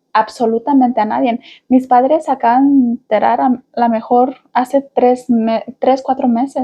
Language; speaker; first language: Spanish; early bilingual, heritage; Spanish